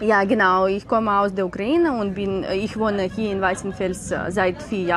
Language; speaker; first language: German; non-native, learner; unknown